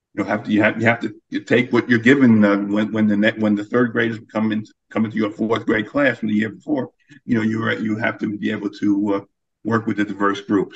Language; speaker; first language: English; native; English